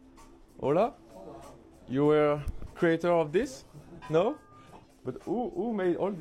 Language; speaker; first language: English; non-native, learner; French